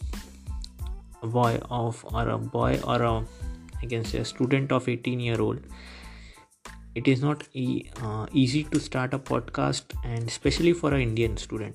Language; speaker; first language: English; non-native, local second language; Hindi